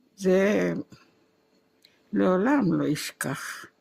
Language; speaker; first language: Hebrew; non-native, fluent; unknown